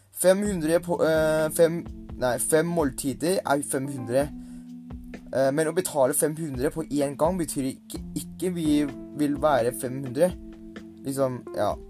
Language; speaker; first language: Norwegian; non-native, learner; Thai